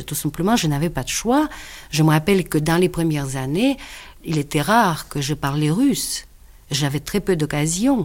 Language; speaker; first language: French; non-native, fluent; Russian